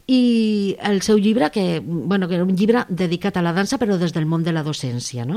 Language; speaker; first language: Catalan; non-native, local second language; Spanish